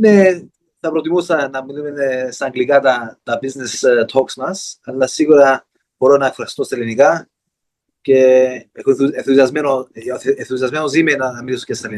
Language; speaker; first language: Greek; early bilingual, heritage; Greek